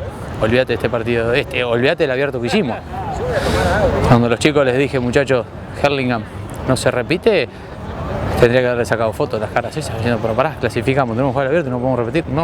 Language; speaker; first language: Spanish; native; Spanish